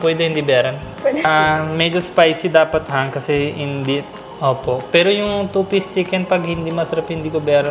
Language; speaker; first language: Filipino; non-native, learner; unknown